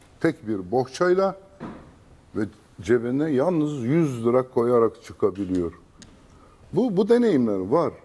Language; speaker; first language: Turkish; non-native, local second language; Kurdish